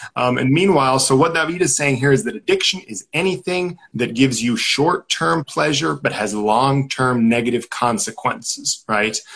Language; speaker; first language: English; native; English